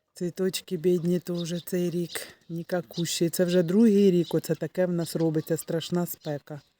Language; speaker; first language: Ukrainian; native; Ukrainian